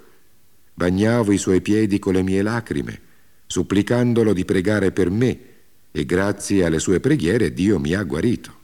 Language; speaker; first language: Italian; native; Italian